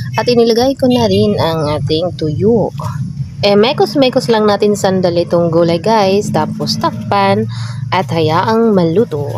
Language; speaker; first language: Filipino; non-native, local second language; Cebuano